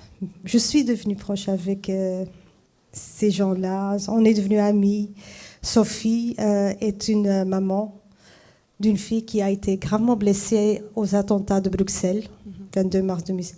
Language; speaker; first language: French; non-native, fluent; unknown